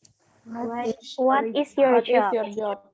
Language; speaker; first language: English; non-native, learner; Indonesian